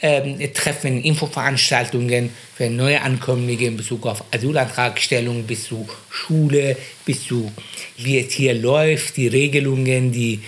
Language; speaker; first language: German; non-native, fluent; Persian